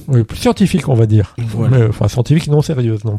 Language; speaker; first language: French; native; French